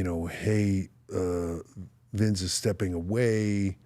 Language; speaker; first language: English; native; English